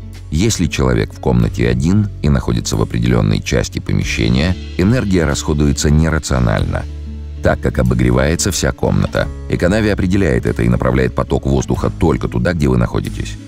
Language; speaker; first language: Russian; native; Russian